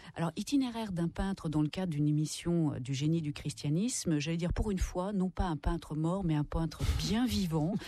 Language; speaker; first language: French; native; French